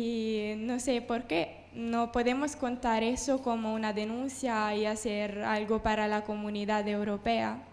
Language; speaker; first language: Spanish; non-native, fluent; Italian